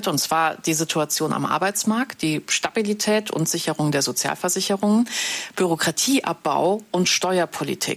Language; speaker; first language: German; native; German